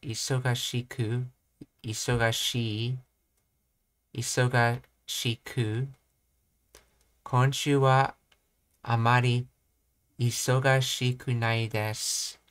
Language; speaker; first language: Japanese; non-native, learner; English